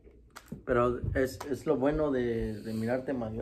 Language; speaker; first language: Spanish; early bilingual, other home language; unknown